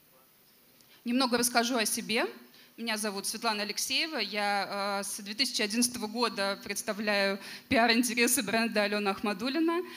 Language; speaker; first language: Russian; native; Russian